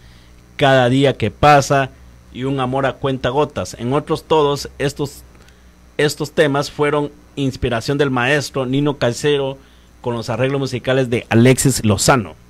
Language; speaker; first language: Spanish; native; Spanish